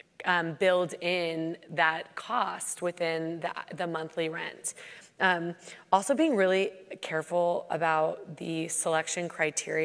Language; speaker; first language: English; native; English